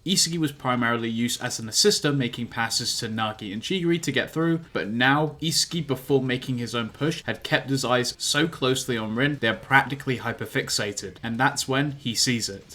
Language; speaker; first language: English; native; English